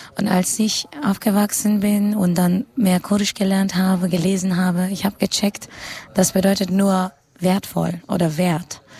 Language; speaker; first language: German; non-native, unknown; Kurdish